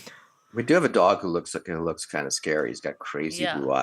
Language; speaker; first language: English; native; English